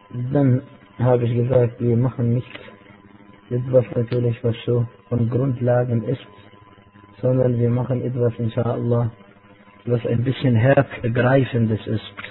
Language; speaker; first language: German; non-native, fluent; Arabic